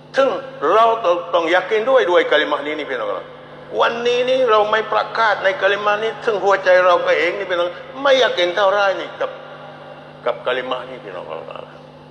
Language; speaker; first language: Thai; non-native, local second language; Malay